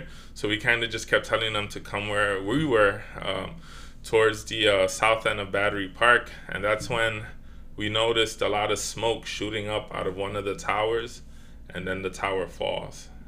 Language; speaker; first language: English; native; English